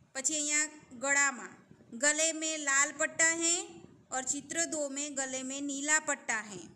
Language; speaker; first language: Hindi; non-native, local second language; Gujarati